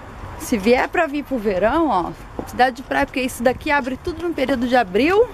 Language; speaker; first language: Portuguese; native; Portuguese